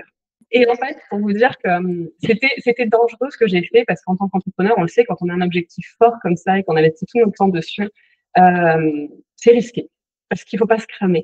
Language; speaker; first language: French; native; French